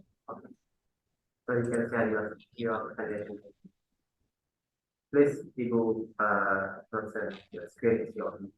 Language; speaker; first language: English; non-native, fluent; Indonesian